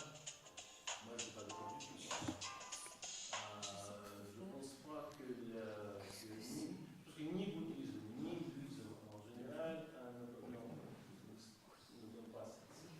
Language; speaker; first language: French; non-native, fluent; Russian